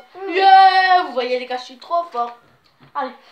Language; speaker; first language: French; native; French